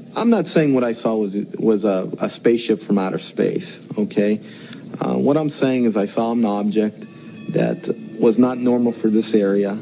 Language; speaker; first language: English; native; English